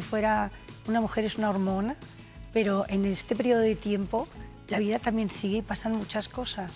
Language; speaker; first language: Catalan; non-native, local second language; Spanish